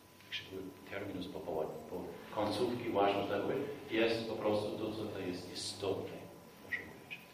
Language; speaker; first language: Polish; non-native, fluent; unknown